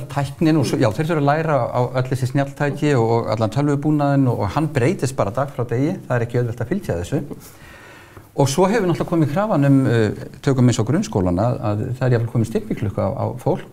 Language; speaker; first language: Icelandic; native; Icelandic